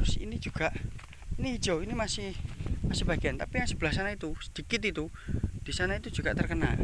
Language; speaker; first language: Indonesian; non-native, local second language; Javanese